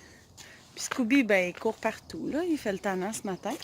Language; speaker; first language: French; native; French